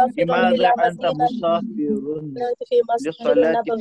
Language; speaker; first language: Arabic; non-native, learner; Urdu